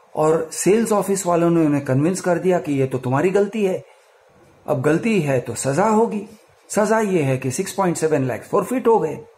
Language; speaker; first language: Hindi; non-native, local second language; Kannada